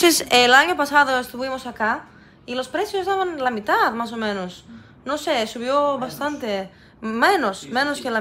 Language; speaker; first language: Spanish; non-native, learner; Greek